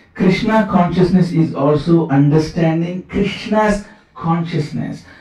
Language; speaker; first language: English; non-native, local second language; Kannada